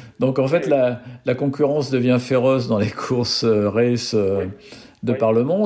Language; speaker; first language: French; native; French